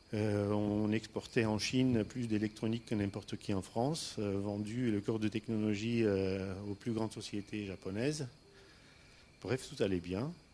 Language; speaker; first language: French; non-native, fluent; Armenian